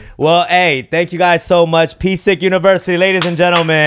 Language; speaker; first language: English; early bilingual, other home language; Korean